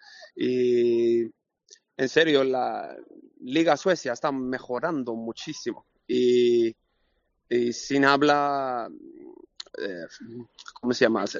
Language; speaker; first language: Spanish; non-native, learner; Swedish